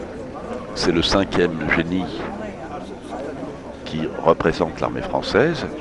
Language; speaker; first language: French; native; French